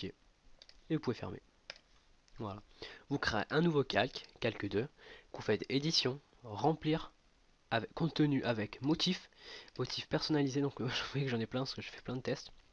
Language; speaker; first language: French; native; French